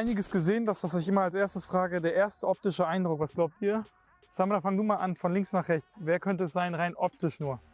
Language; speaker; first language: German; native; German